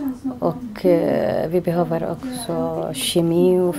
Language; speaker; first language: Swedish; non-native, learner; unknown